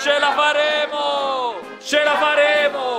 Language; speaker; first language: Italian; native; Italian